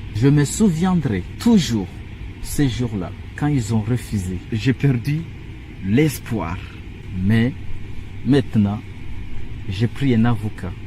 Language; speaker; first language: French; non-native, learner; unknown